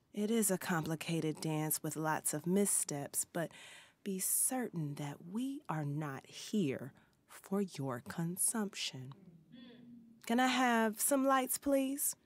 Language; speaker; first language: English; native; English